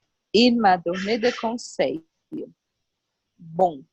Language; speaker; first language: French; non-native, learner; Portuguese